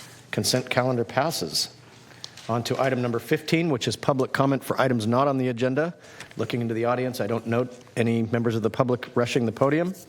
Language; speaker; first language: English; native; English